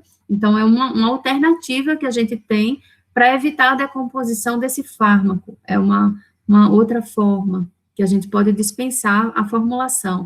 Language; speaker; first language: Portuguese; native; Portuguese